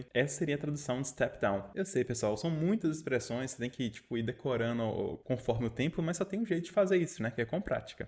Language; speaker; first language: Portuguese; native; Portuguese